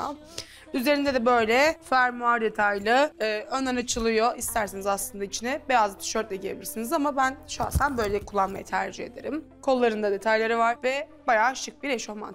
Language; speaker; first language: Turkish; native; Turkish